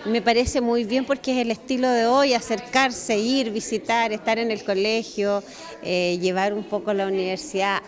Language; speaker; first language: Spanish; native; Spanish